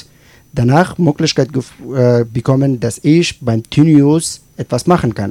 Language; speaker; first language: German; non-native, learner; Persian